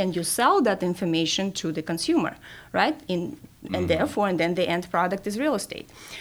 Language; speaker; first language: English; non-native, fluent; Russian